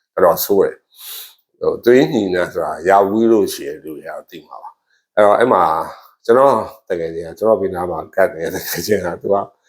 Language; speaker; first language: Burmese; native; Burmese